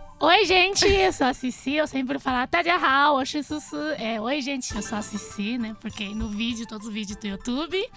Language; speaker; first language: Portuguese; non-native, fluent; Chinese